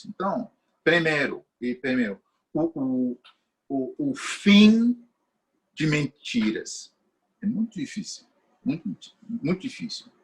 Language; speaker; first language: Portuguese; non-native, fluent; English